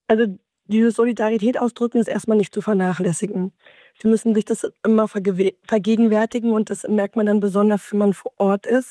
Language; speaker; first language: German; native; German